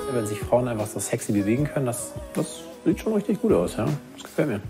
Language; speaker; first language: German; native; German